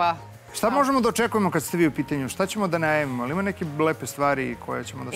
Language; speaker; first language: Serbian; native; Serbian